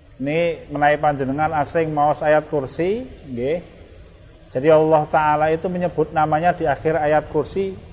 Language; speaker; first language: Indonesian; non-native, local second language; Javanese